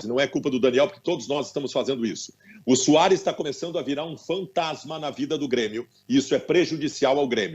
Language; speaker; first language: Portuguese; native; Portuguese